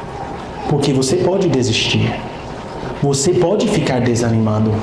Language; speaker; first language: Portuguese; non-native, fluent; English